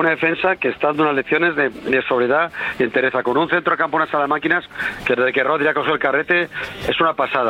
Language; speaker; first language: Spanish; native; Spanish